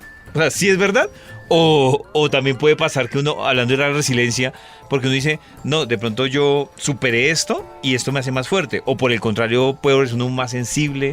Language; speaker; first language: Spanish; native; Spanish